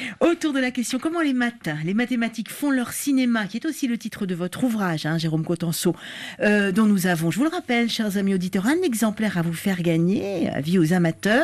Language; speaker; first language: French; native; French